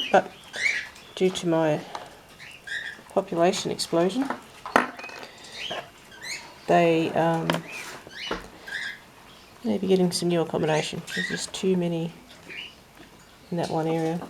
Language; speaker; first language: English; native; English